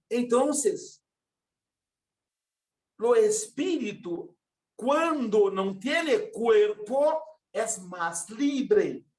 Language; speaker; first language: Spanish; non-native, learner; Portuguese